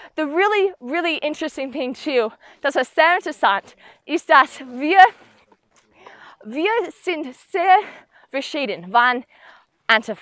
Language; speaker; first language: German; non-native, learner; English